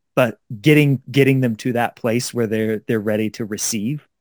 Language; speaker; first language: English; native; English